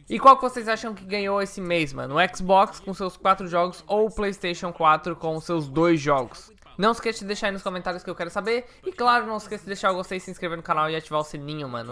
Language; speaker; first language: Portuguese; native; Portuguese